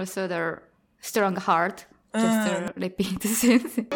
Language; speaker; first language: English; non-native, learner; Japanese